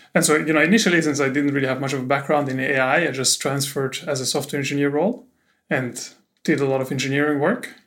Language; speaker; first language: English; non-native, fluent; German